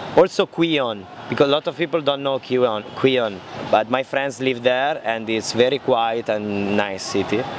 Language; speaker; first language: English; non-native, learner; Italian